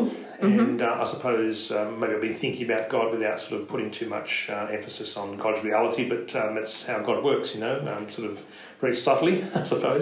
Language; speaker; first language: English; native; English